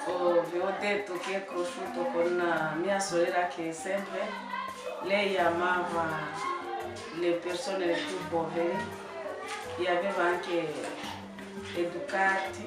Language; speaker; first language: Italian; non-native, learner; French